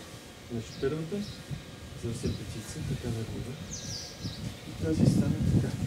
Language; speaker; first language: Bulgarian; non-native, learner; Russian